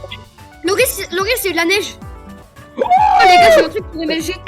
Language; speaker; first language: French; native; French